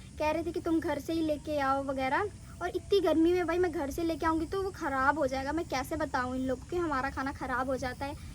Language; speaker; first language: Hindi; native; Hindi